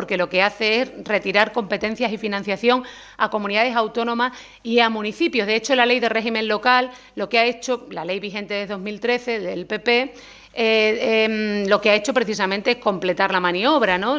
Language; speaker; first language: Spanish; native; Spanish